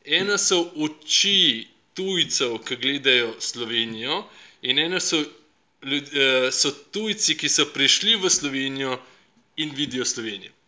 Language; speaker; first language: Slovenian; non-native, fluent; Russian